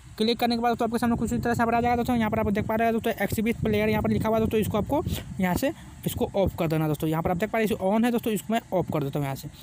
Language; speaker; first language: Hindi; native; Hindi